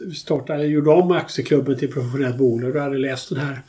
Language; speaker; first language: Swedish; native; Swedish